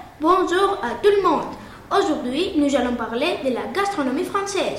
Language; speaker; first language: French; non-native, learner; Greek